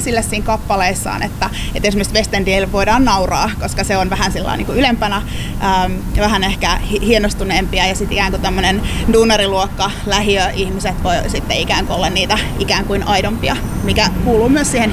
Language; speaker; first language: Finnish; native; Finnish